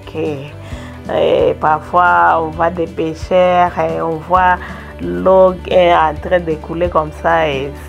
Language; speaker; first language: French; non-native, local second language; Swahili